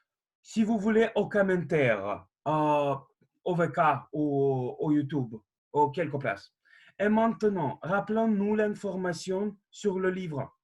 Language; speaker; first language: French; non-native, fluent; Russian